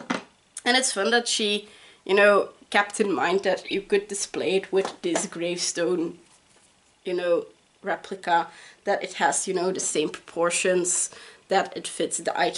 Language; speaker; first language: English; non-native, fluent; Dutch